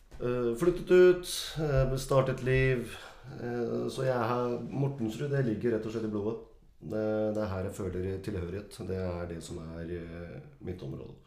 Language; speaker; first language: Norwegian; early bilingual, other home language; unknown